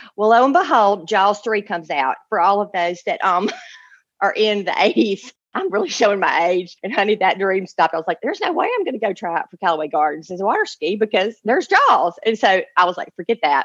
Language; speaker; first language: English; native; English